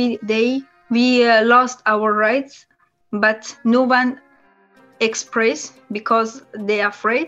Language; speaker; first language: English; non-native, learner; Persian